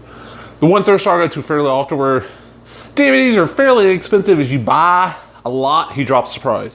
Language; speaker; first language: English; native; English